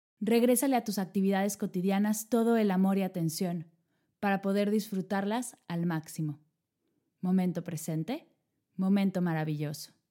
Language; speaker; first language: Spanish; native; Spanish